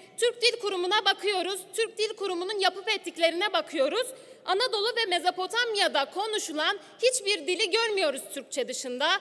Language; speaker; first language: Turkish; non-native, local second language; Kurdish